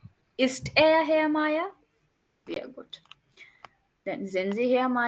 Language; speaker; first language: German; non-native, learner; Hindi